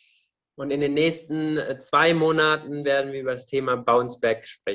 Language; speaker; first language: German; non-native, fluent; Indonesian